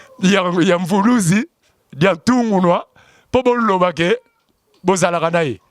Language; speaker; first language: Lingala; non-native, local second language; Kongo